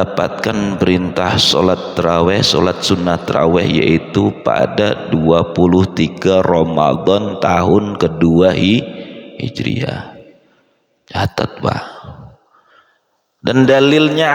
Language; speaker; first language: Indonesian; native; Indonesian